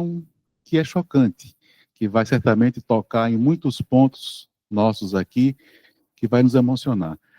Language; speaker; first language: Portuguese; native; Portuguese